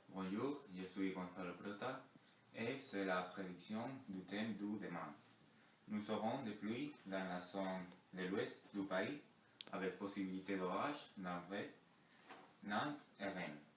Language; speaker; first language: French; non-native, learner; Spanish